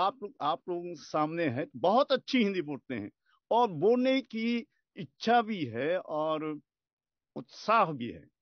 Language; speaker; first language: Hindi; non-native, fluent; Japanese